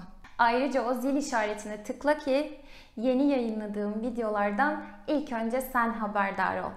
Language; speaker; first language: Turkish; native; Turkish